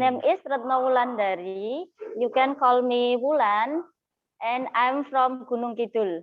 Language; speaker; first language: English; non-native, learner; Indonesian